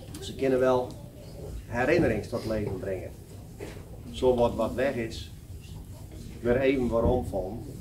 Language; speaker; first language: Dutch; native; Dutch